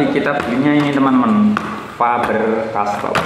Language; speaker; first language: Indonesian; native; Indonesian